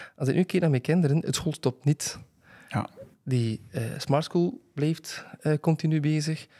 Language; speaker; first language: Dutch; native; Dutch